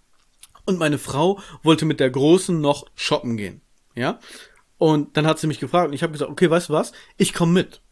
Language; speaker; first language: German; native; German